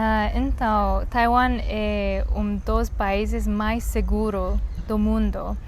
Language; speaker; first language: Portuguese; non-native, learner; Chinese